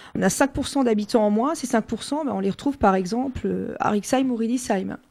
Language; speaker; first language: French; non-native, local second language; Swiss German